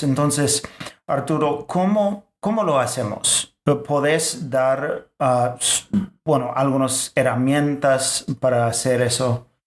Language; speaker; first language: Spanish; non-native, fluent; English